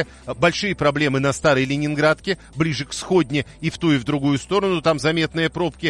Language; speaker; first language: Russian; native; Russian